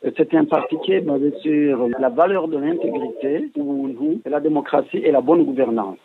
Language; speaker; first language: French; non-native, local second language; Rundi